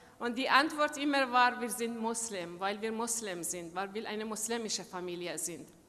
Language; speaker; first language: German; non-native, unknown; Persian